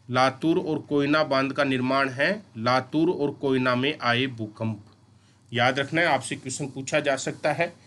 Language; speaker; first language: Hindi; native; Hindi